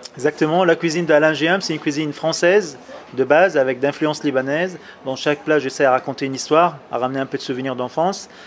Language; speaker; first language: French; non-native, fluent; Arabic